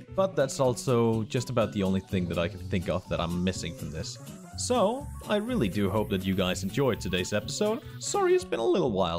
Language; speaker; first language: English; native; English